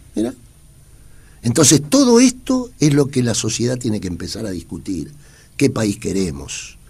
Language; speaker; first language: Spanish; native; Spanish